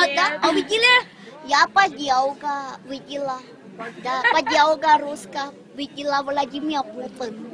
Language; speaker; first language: Russian; non-native, learner; Thai